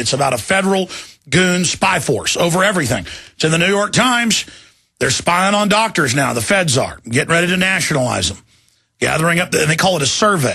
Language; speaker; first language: English; native; English